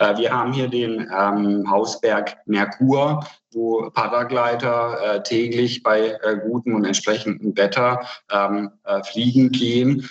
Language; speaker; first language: German; non-native, fluent; Hungarian